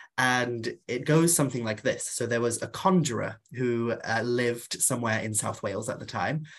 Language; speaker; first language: English; non-native, local second language; Welsh